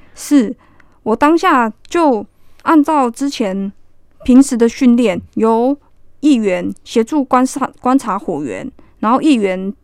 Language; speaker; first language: Chinese; native; Chinese